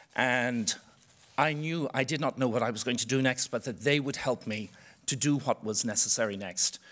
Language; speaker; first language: English; native; English